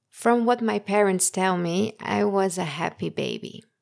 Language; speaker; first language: English; early bilingual, other home language; Persian